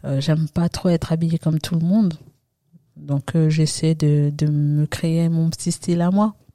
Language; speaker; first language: French; early bilingual, other home language; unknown